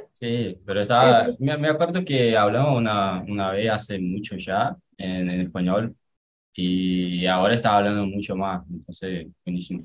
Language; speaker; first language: Spanish; non-native, fluent; Portuguese